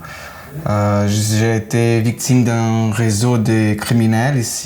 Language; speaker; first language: French; non-native, learner; Spanish